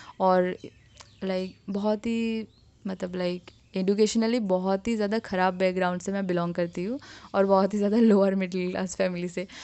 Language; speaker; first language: Hindi; non-native, local second language; Assamese